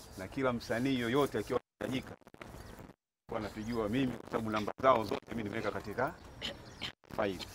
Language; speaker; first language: Swahili; native; Swahili